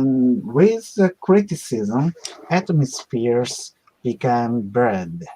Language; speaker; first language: English; non-native, learner; Japanese